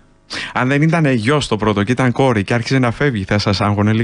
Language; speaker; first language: Greek; native; Greek